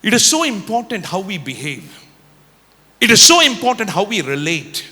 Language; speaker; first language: English; non-native, local second language; Tamil